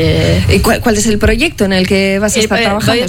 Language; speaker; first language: Spanish; native; Spanish